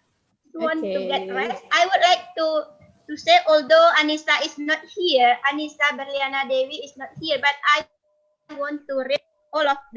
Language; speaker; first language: English; non-native, fluent; Indonesian